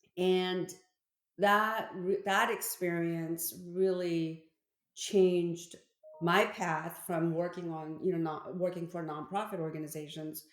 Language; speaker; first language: English; early bilingual, other home language; Korean